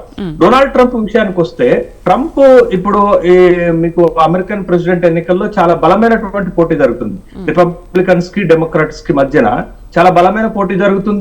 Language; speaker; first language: Telugu; native; Telugu